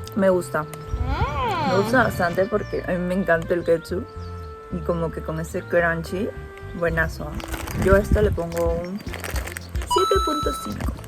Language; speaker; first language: Spanish; native; Spanish